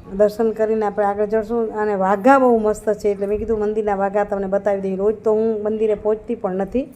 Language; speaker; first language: Gujarati; non-native, local second language; Kachhi